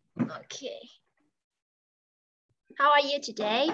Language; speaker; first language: English; non-native, fluent; Vietnamese